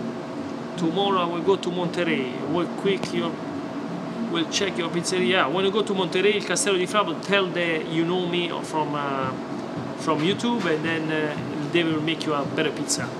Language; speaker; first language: English; non-native, fluent; Italian